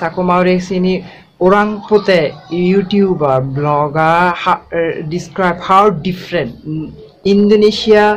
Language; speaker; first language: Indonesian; non-native, learner; Bangla